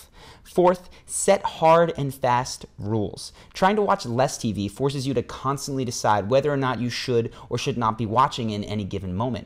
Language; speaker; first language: English; native; English